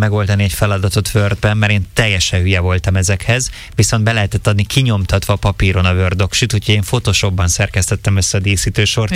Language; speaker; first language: Hungarian; native; Hungarian